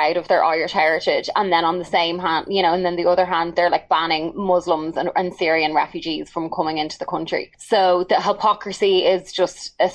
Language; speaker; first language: English; native; English